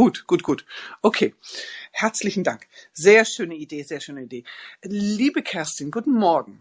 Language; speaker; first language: German; native; German